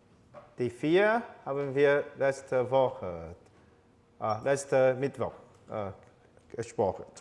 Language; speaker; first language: German; non-native, fluent; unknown